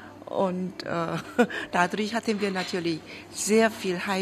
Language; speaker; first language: German; non-native, fluent; Korean